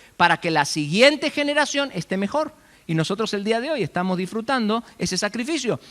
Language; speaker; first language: Spanish; native; Spanish